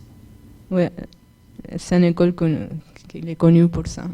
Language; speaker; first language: French; non-native, fluent; Spanish